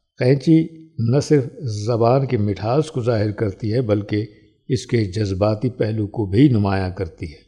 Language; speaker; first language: Urdu; non-native, local second language; Pahari-Potwari